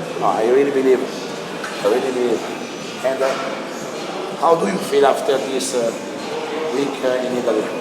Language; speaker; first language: English; non-native, learner; Italian